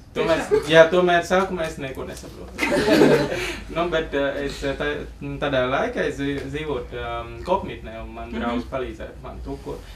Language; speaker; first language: Latvian; non-native, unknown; Vietnamese